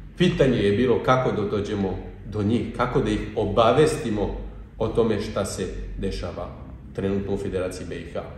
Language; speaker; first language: Bosnian; non-native, fluent; French